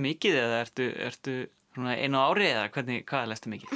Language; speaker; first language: Icelandic; native; Icelandic